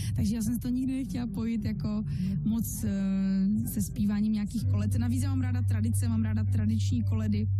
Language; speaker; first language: Czech; non-native, local second language; Polish